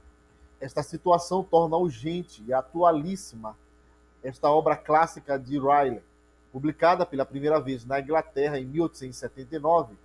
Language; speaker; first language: Portuguese; native; Portuguese